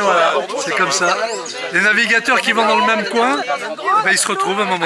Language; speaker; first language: French; native; French